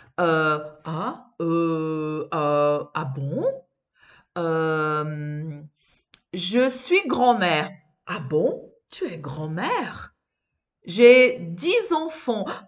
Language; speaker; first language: French; non-native, fluent; Portuguese